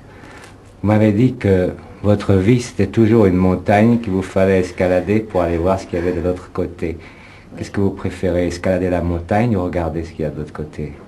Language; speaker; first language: French; native; French